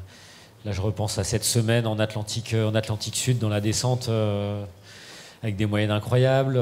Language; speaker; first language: French; native; French